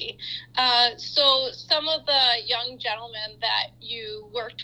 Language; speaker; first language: English; native; English